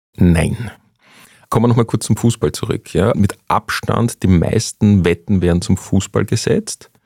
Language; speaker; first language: German; native; German